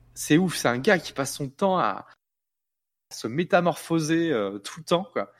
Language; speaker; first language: French; native; French